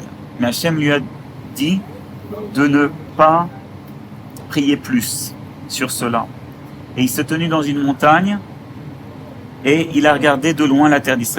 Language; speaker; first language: French; native; French